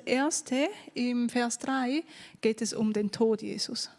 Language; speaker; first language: German; native; German